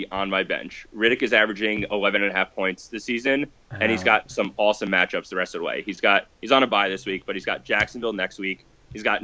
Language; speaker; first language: English; native; English